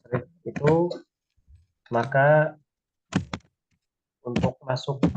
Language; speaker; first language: Indonesian; native; Indonesian